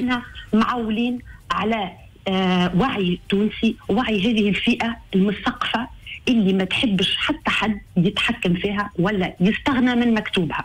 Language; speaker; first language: Arabic; native; Arabic